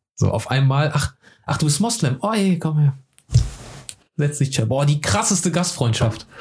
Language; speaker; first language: German; early bilingual, other home language; Turkish